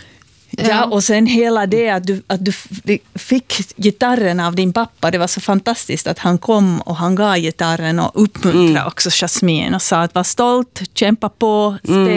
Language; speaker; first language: Swedish; native; Swedish